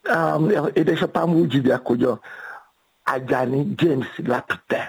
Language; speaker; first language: Hungarian; non-native, fluent; Yoruba